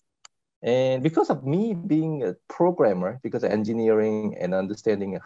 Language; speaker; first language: English; non-native, fluent; Korean